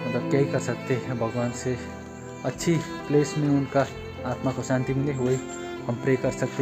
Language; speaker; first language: Hindi; non-native, local second language; Nepali